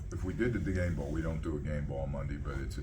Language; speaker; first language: English; native; English